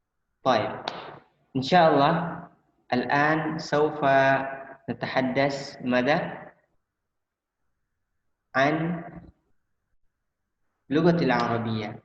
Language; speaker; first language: Arabic; non-native, fluent; Indonesian